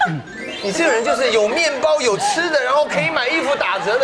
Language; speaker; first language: Chinese; native; Chinese